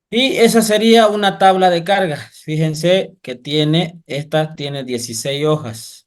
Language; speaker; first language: Spanish; native; Spanish